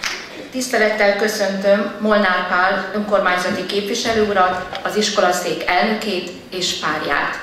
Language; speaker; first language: Hungarian; native; Hungarian